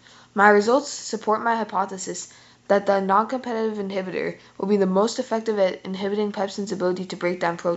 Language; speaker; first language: English; native; English